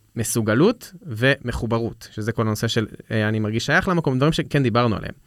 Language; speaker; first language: Hebrew; native; Hebrew